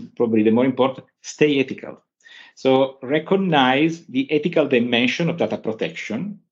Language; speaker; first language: English; non-native, fluent; Italian